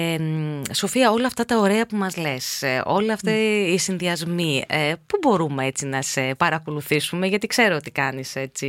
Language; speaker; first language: Greek; native; Greek